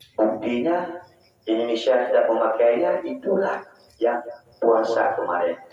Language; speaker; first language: Malay; non-native, local second language; Achinese